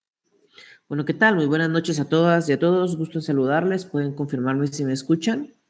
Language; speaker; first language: Spanish; native; Spanish